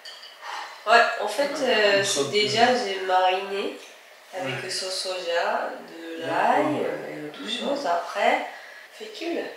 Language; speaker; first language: French; non-native, learner; Japanese